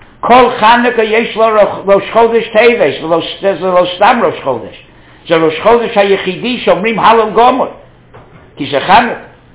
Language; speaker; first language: Hebrew; non-native, fluent; English